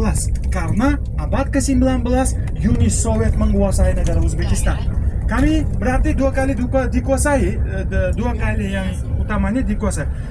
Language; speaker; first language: Indonesian; non-native, fluent; Uzbek